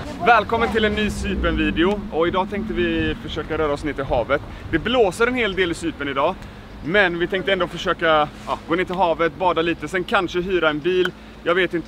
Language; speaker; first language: Swedish; native; Swedish